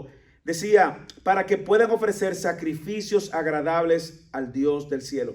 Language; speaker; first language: Spanish; native; Spanish